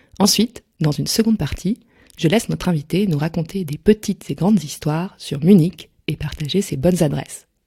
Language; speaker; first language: French; native; French